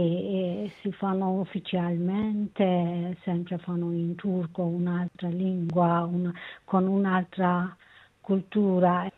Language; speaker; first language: Italian; non-native, learner; Kurdish